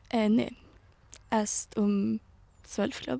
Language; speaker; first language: German; early bilingual, heritage; Swedish